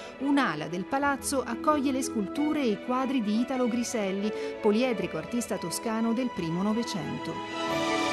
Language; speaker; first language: Italian; native; Italian